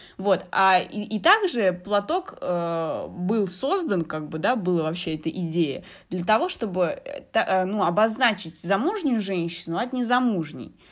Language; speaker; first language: Russian; early bilingual, heritage; Russian